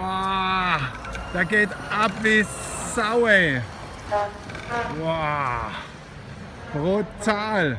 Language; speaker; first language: German; native; German